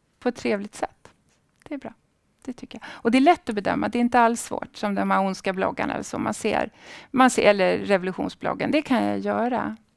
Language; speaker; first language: Swedish; native; Swedish